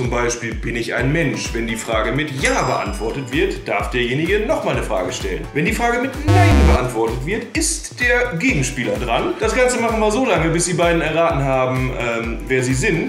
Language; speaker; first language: German; native; German